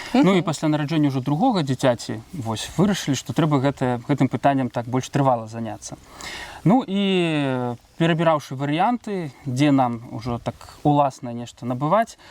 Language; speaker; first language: Belarusian; native; Belarusian